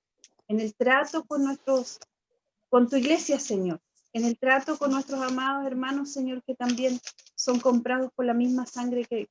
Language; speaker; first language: Spanish; native; Spanish